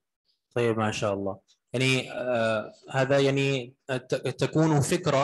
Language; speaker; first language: Arabic; non-native, fluent; Urdu